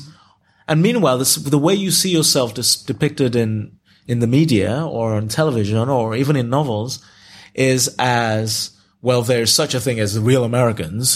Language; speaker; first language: English; non-native, local second language; Yoruba